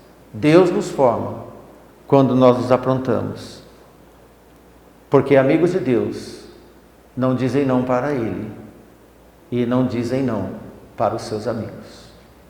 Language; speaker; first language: Portuguese; native; Portuguese